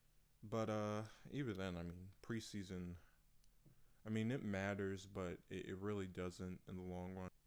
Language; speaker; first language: English; native; English